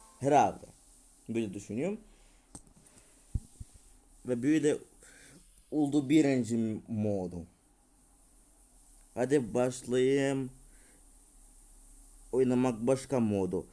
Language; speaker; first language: Turkish; non-native, learner; Russian